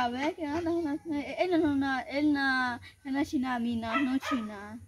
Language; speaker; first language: Spanish; non-native, local second language; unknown